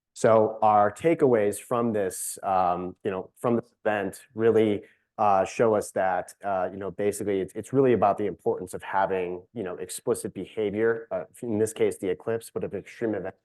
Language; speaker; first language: English; native; English